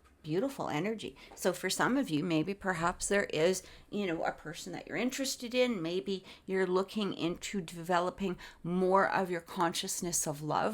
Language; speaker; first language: English; native; English